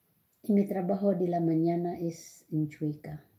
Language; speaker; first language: Spanish; non-native, learner; Filipino